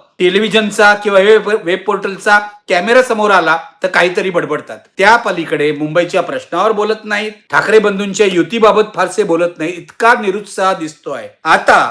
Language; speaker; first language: Marathi; native; Marathi